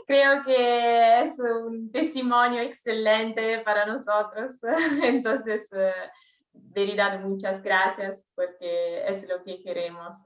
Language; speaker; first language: Spanish; non-native, fluent; Italian